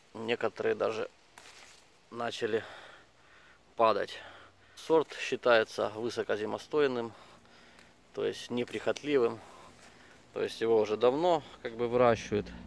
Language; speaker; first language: Russian; non-native, local second language; Ukrainian